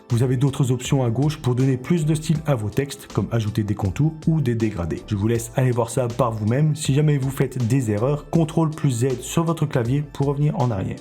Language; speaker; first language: French; native; French